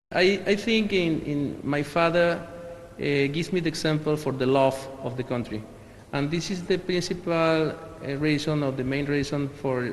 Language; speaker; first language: English; non-native, learner; Spanish